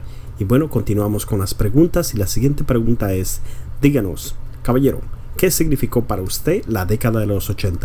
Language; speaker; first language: Spanish; early bilingual, heritage; Spanish